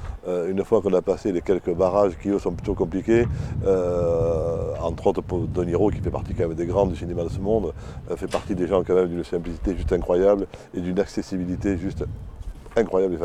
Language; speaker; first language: French; native; French